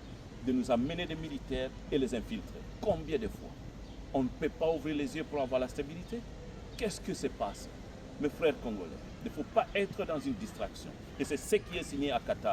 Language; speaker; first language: French; non-native, local second language; Lingala